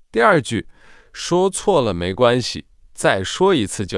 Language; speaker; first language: Chinese; non-native, fluent; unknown